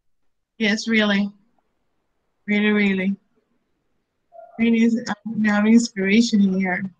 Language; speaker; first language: English; non-native, fluent; Spanish